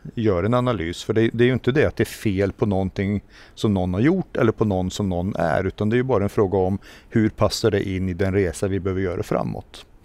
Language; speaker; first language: Swedish; native; Swedish